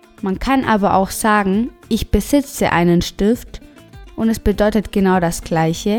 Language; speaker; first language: German; non-native, fluent; Spanish